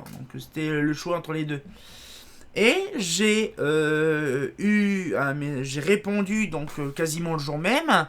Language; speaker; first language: French; native; French